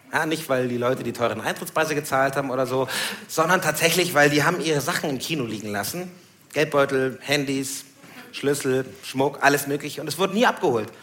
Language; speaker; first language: German; early bilingual, other home language; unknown